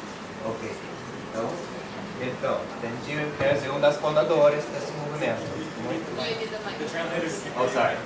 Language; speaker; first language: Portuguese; non-native, fluent; English